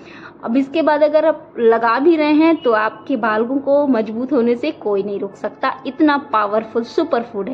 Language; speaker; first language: Hindi; native; Hindi